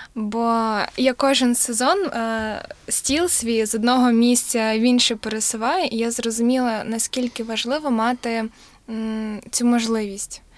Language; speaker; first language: Ukrainian; native; Ukrainian